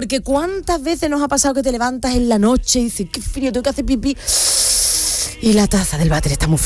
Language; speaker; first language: Spanish; native; Spanish